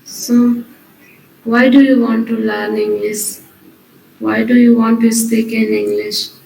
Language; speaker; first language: English; non-native, local second language; Hindi